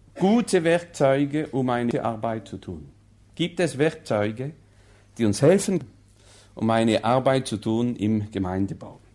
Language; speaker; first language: German; non-native, local second language; Swiss German